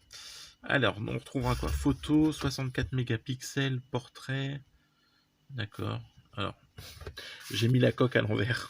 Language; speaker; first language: French; native; French